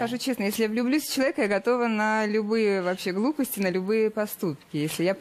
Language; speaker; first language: Russian; native; Russian